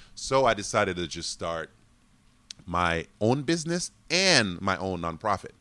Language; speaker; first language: English; non-native, fluent; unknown